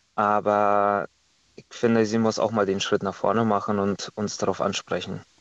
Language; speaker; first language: German; non-native, fluent; Estonian